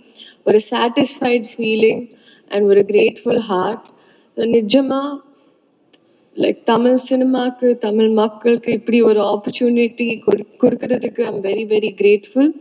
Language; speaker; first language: Tamil; non-native, fluent; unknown